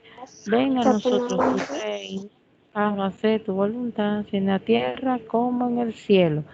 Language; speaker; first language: Spanish; native; Spanish